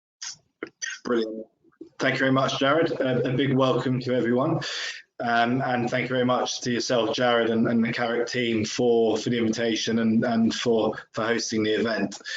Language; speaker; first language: English; native; English